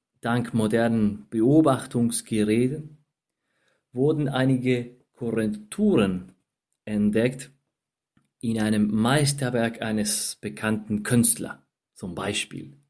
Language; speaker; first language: German; non-native, fluent; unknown